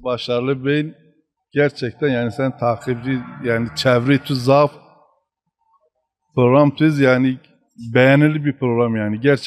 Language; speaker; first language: Turkish; non-native, local second language; Zaza